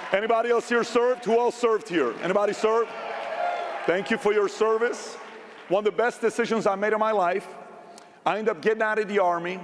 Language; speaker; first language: English; early bilingual, other home language; Persian